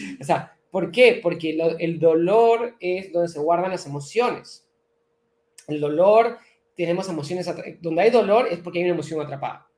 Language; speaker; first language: Spanish; native; Spanish